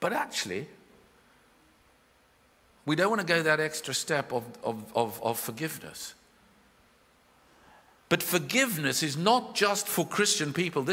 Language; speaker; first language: English; native; English